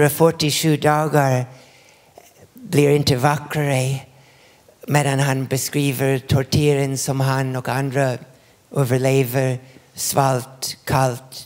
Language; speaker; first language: Swedish; non-native, fluent; English